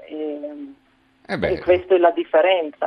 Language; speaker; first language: Italian; non-native, fluent; German